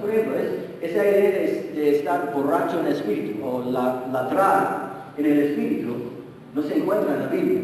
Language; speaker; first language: Spanish; non-native, fluent; English